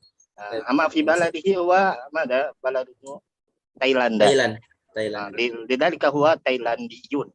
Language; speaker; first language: Arabic; non-native, fluent; Indonesian